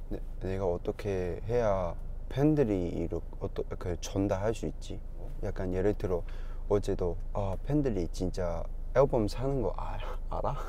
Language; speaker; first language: Korean; non-native, fluent; Cantonese